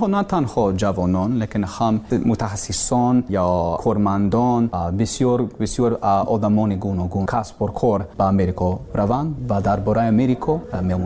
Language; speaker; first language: Persian; non-native, learner; English